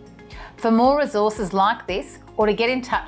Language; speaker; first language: English; native; English